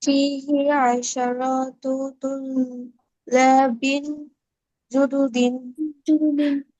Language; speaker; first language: Arabic; non-native, learner; Bangla